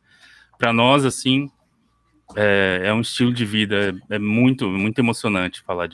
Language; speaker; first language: Portuguese; early bilingual, other home language; Korean